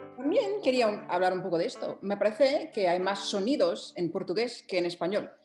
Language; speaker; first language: Spanish; non-native, fluent; English